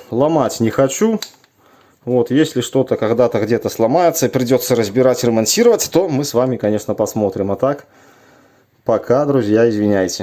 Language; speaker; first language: Russian; native; Russian